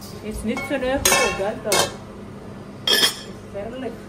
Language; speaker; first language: German; non-native, fluent; Tibetan